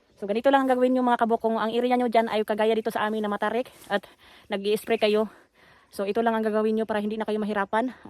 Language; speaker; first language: Filipino; non-native, local second language; Cebuano